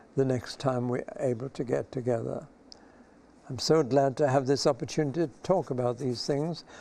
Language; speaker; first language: English; native; English